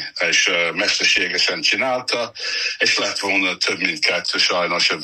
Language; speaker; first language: Hungarian; non-native, fluent; English